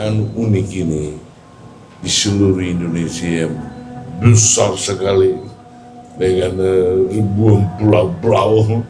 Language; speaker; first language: Indonesian; non-native, fluent; Tetum